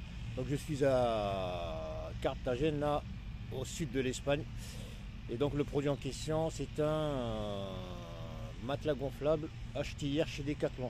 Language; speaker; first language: French; non-native, local second language; Arabic